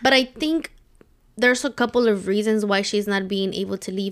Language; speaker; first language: English; early bilingual, other home language; Spanish